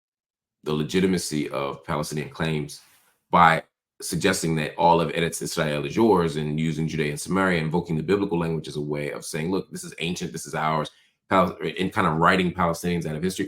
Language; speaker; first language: English; native; English